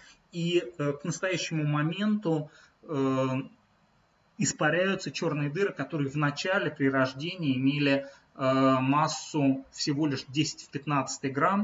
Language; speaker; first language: Russian; native; Russian